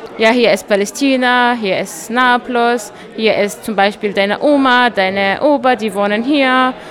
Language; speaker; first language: German; non-native, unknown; Arabic